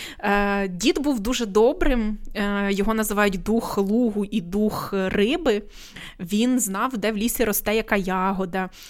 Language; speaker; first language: Ukrainian; native; Ukrainian